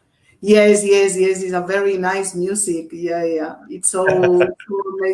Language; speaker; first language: English; non-native, learner; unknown